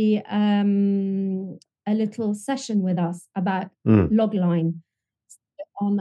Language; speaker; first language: English; non-native, fluent; French